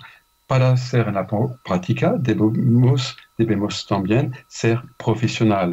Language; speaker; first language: Spanish; non-native, fluent; French